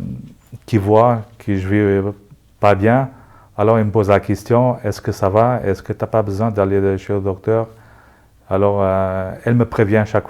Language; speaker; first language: French; non-native, local second language; Luxembourgish